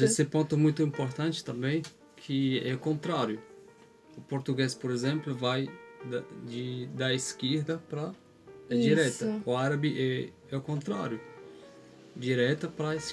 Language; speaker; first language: Portuguese; non-native, fluent; Arabic